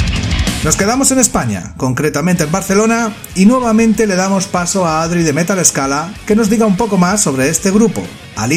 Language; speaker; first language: Spanish; native; Spanish